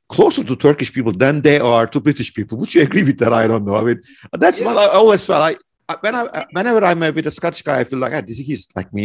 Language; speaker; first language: English; non-native, fluent; Turkish